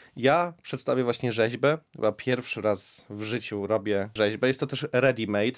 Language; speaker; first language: Polish; early bilingual, heritage; Polish